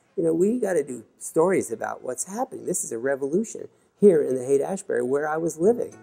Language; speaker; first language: English; native; English